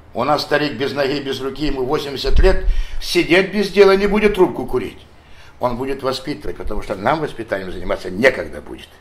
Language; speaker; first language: Russian; non-native, local second language; Adyghe